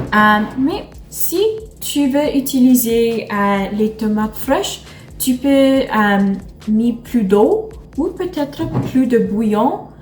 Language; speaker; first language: French; non-native, learner; English